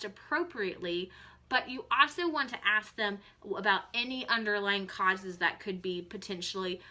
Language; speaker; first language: English; native; English